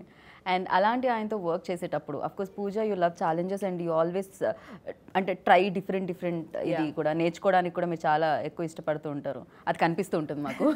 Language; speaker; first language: Telugu; native; Telugu